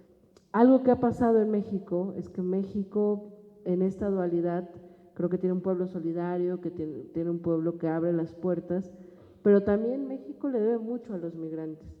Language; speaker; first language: Spanish; native; Spanish